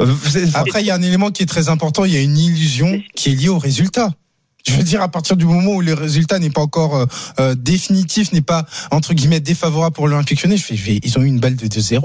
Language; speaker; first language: French; native; French